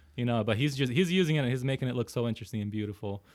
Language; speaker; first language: English; early bilingual, other home language; Portuguese